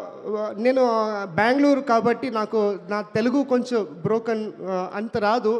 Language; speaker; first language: Telugu; non-native, local second language; Kannada